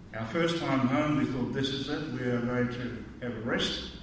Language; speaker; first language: English; native; English